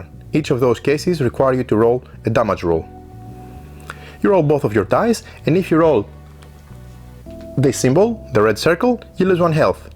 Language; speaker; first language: English; non-native, fluent; Greek